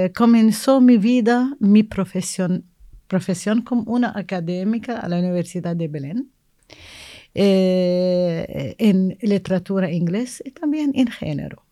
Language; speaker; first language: Spanish; non-native, learner; Arabic